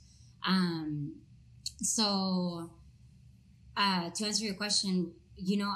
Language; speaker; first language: English; non-native, fluent; Spanish